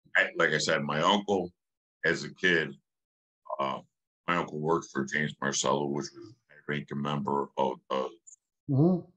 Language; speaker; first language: English; native; English